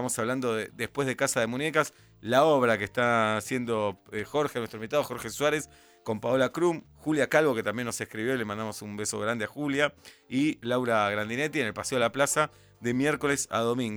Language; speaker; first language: Spanish; native; Spanish